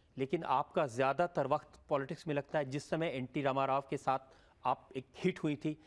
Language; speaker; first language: Hindi; native; Hindi